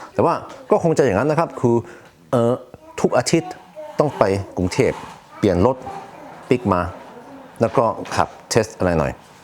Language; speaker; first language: Thai; non-native, fluent; Swedish